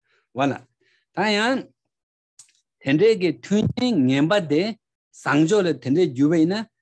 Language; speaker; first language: French; non-native, learner; Tibetan